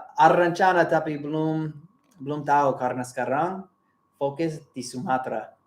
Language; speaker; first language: Indonesian; non-native, learner; English